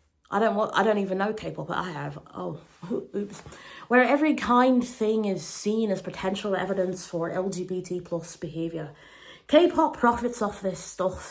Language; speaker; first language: English; native; English